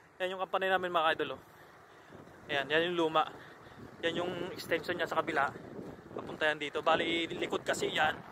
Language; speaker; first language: Filipino; native; Filipino